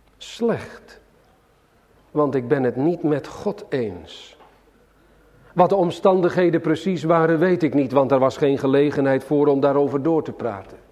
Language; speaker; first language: Dutch; native; Dutch